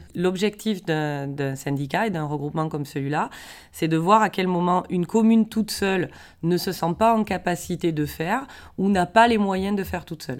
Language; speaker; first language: French; native; French